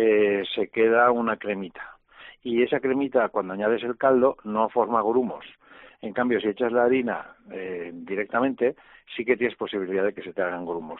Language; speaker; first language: Spanish; native; Spanish